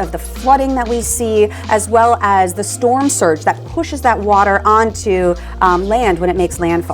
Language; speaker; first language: English; native; English